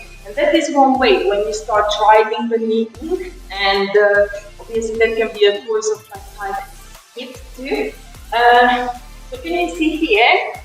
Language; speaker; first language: English; non-native, fluent; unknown